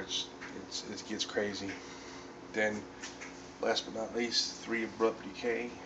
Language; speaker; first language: English; native; English